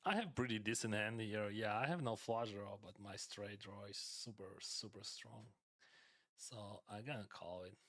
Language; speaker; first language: English; non-native, fluent; Ukrainian